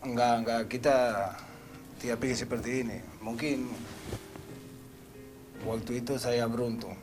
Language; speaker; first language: Indonesian; non-native, learner; Spanish